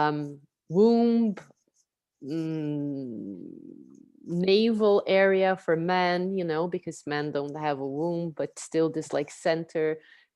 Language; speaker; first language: English; non-native, fluent; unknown